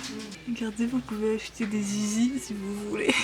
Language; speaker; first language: French; native; French